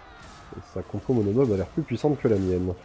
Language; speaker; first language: French; native; French